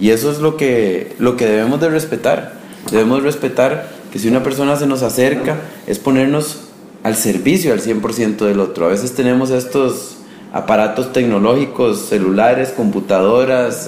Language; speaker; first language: Spanish; native; Spanish